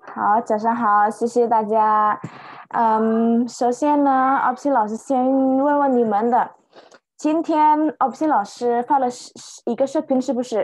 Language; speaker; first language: Chinese; non-native, fluent; Indonesian